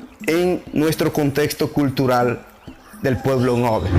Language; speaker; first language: Spanish; non-native, local second language; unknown